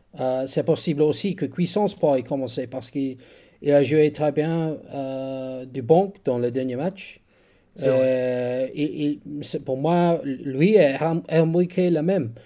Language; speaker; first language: French; non-native, learner; English